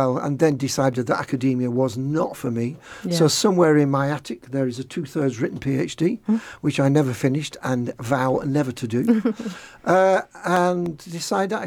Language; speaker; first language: English; native; English